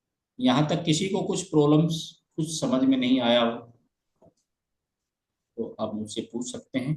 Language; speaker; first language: Hindi; native; Hindi